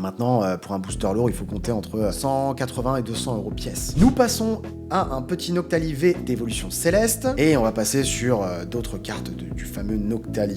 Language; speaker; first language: French; native; French